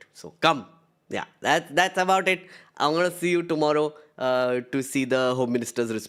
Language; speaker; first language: English; non-native, local second language; Hindi